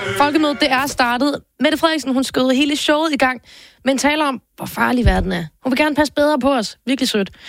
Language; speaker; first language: Danish; native; Danish